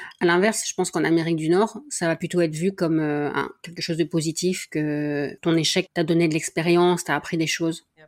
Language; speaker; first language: French; native; French